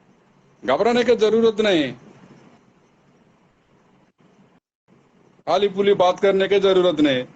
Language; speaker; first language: Hindi; non-native, local second language; Telugu